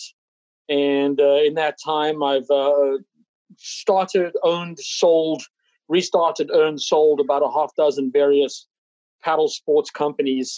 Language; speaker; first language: English; native; English